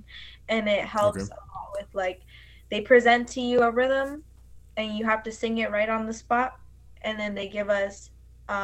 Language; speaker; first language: English; early bilingual, other home language; Spanish